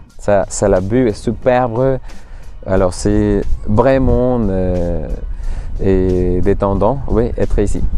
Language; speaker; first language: French; non-native, fluent; Spanish